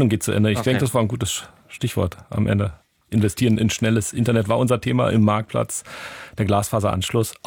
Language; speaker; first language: German; native; German